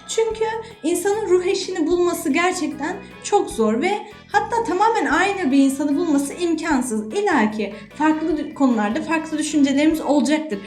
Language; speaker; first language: Turkish; native; Turkish